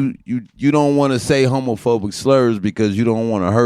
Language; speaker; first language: English; native; English